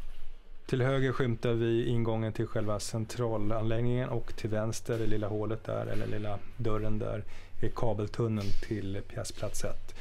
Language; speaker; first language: Swedish; native; Swedish